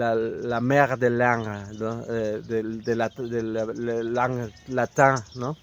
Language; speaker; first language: French; non-native, fluent; Spanish